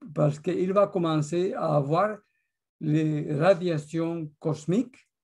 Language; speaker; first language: French; non-native, fluent; Spanish